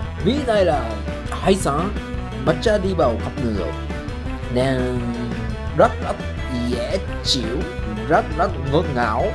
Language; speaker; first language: Vietnamese; non-native, learner; Japanese